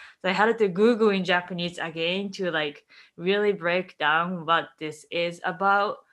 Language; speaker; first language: English; non-native, fluent; Japanese